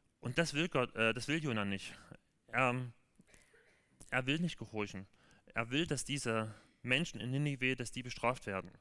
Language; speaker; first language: German; native; German